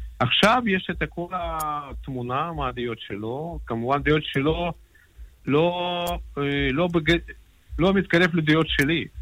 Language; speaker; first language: Hebrew; non-native, fluent; Russian